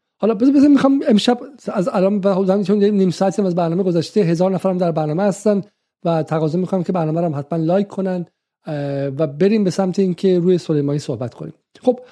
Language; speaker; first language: Persian; native; Persian